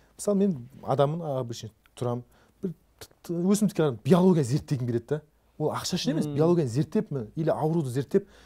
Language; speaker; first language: Kazakh; native; Kazakh